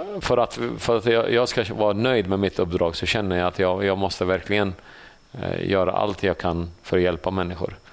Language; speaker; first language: Swedish; early bilingual, other home language; Assyrian Neo-Aramaic